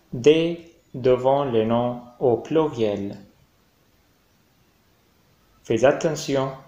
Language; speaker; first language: French; non-native, fluent; Arabic